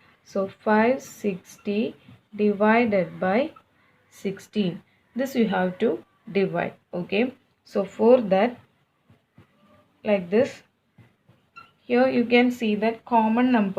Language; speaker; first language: English; non-native, local second language; Malayalam